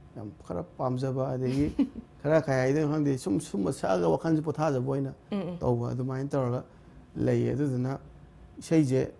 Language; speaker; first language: Manipuri; native; Manipuri